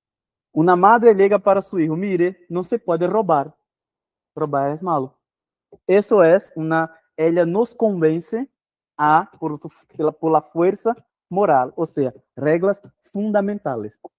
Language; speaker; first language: Spanish; non-native, fluent; Portuguese